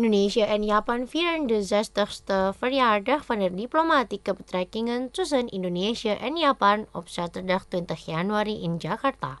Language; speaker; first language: Dutch; non-native, fluent; Indonesian